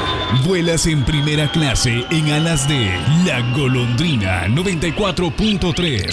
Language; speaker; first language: Spanish; native; Spanish